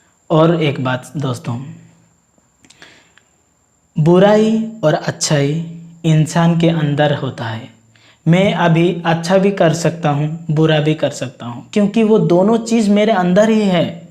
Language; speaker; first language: Hindi; non-native, local second language; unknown